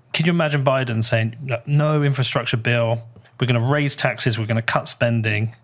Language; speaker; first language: English; native; English